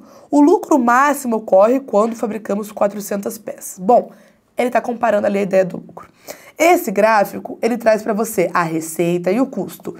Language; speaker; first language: Portuguese; native; Portuguese